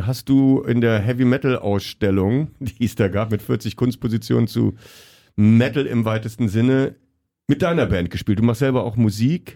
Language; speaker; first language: German; native; German